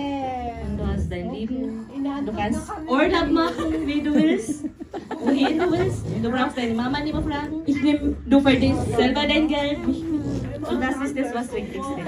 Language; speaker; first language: German; non-native, fluent; Filipino